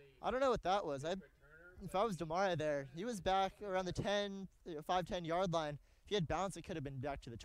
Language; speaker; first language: English; native; English